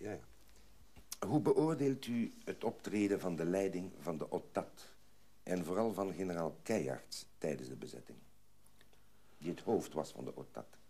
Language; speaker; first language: Dutch; native; Dutch